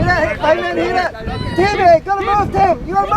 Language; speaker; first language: English; native; English